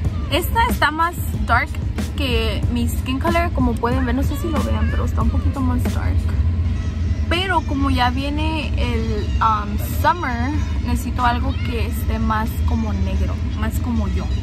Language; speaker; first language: Spanish; early bilingual, heritage; Spanish